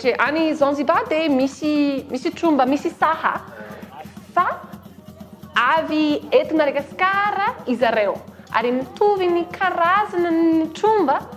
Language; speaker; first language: Malagasy; non-native, learner; English